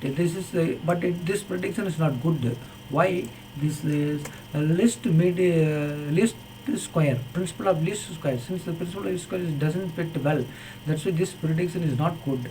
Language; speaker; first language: English; non-native, local second language; Tamil